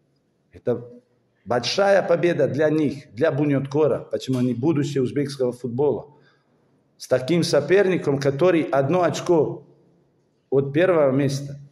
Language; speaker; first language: Russian; non-native, fluent; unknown